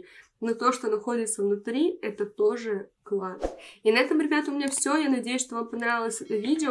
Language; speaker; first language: Russian; native; Russian